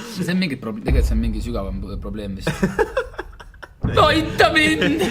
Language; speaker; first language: Estonian; native; Estonian